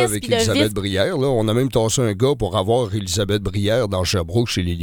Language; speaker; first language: French; native; French